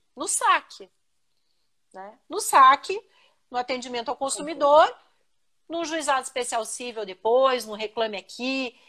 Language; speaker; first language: Portuguese; native; Portuguese